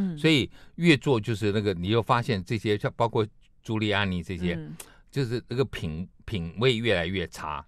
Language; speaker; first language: Chinese; native; Chinese